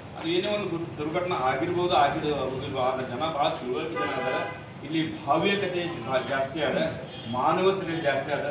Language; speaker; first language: Kannada; non-native, local second language; Urdu